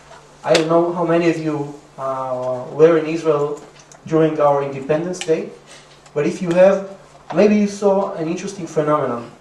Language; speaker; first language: English; non-native, fluent; Hebrew